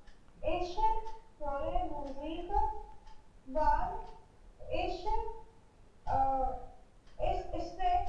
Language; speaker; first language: German; non-native, learner; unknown